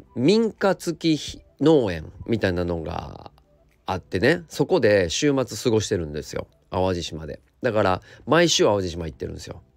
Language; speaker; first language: Japanese; native; Japanese